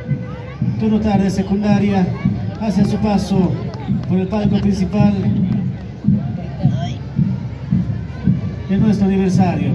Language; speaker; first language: Spanish; native; Spanish